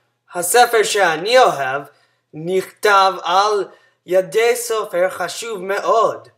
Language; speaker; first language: Hebrew; non-native, learner; English